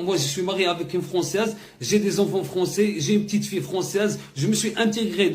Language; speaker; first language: French; non-native, learner; Arabic